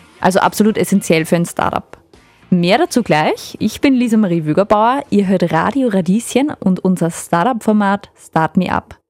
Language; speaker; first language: German; native; German